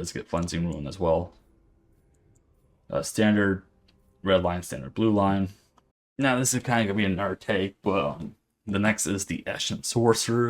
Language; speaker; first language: English; native; English